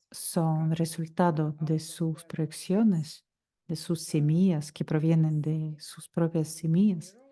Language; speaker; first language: Spanish; non-native, fluent; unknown